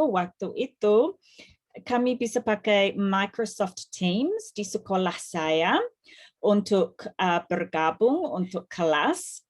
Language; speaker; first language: Indonesian; non-native, fluent; English